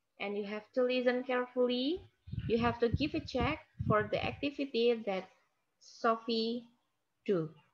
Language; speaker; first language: English; non-native, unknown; Indonesian